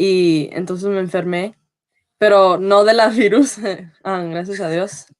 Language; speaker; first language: Spanish; early bilingual, heritage; Spanish